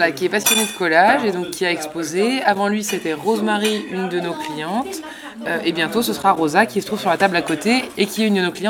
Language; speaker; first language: French; native; French